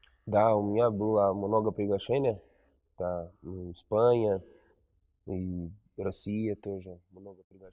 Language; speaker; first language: Russian; non-native, learner; Portuguese